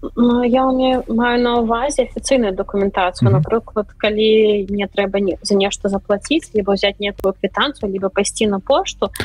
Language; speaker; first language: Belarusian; non-native, local second language; Russian